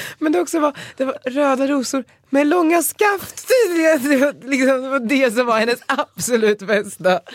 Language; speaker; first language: Swedish; native; Swedish